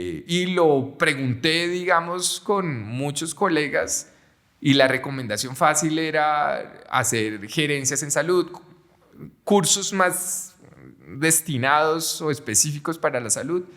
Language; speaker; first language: Spanish; native; Spanish